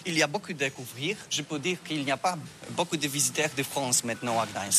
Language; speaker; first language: French; non-native, learner; Polish